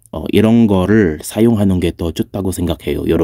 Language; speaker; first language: Korean; non-native, fluent; Filipino